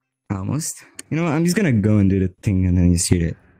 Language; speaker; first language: English; non-native, learner; Spanish